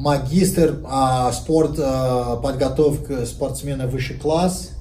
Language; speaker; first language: Russian; non-native, learner; Portuguese